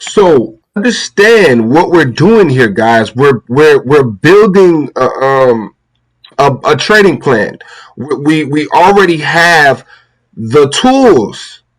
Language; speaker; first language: English; native; English